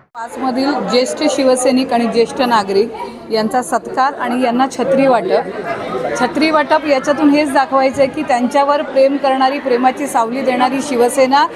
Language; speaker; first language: Marathi; native; Marathi